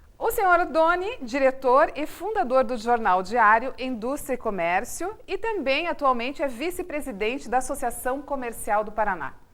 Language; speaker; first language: Portuguese; native; Portuguese